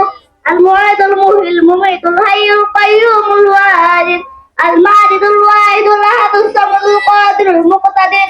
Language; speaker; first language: Arabic; non-native, learner; Bangla